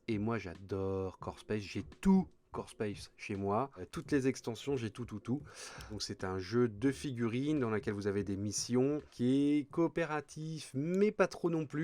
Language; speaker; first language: French; native; French